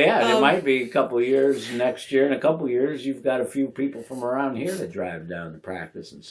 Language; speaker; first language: English; native; English